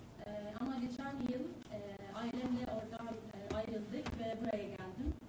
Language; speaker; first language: Turkish; non-native, learner; Arabic